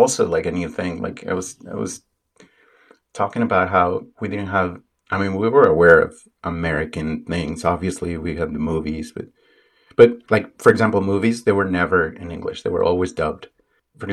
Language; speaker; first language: English; non-native, fluent; Spanish